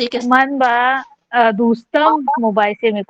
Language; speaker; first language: Persian; non-native, learner; Urdu